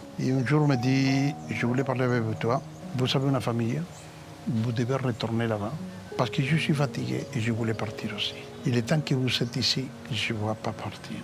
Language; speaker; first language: French; non-native, fluent; Spanish